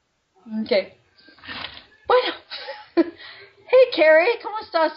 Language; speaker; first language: Spanish; non-native, fluent; English